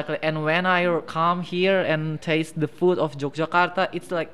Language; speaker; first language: English; non-native, fluent; Indonesian